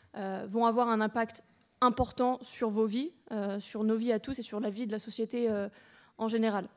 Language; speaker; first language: French; native; French